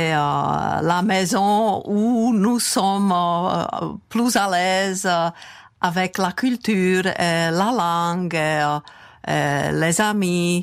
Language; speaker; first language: French; non-native, fluent; Czech